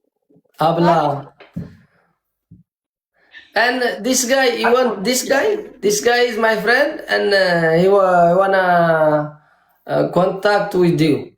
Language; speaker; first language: English; non-native, learner; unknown